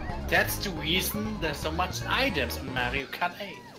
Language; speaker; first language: English; non-native, learner; German